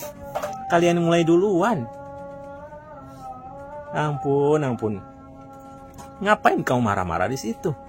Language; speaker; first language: Indonesian; native; Indonesian